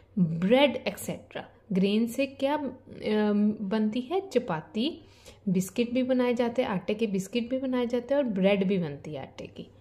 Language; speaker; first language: Hindi; native; Hindi